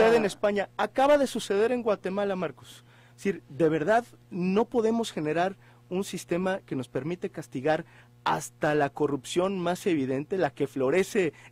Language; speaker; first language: Spanish; native; Spanish